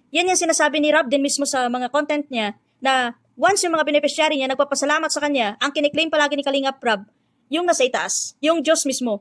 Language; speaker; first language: Filipino; non-native, local second language; Hiligaynon